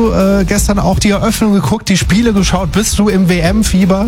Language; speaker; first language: German; native; German